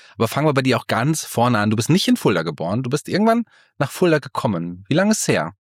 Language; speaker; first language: German; native; German